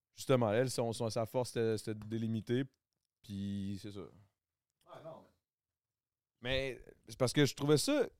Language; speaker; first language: French; native; French